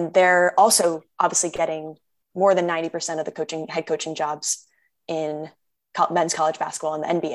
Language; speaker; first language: English; native; English